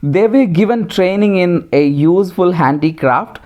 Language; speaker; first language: English; non-native, local second language; Malayalam